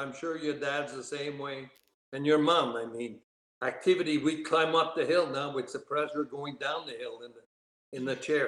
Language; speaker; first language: English; native; English